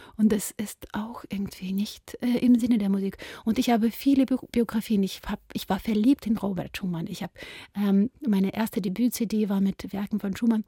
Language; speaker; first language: German; non-native, fluent; Russian